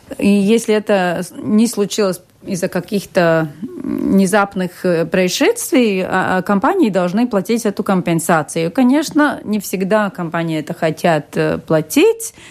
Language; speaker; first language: Russian; non-native, local second language; Latvian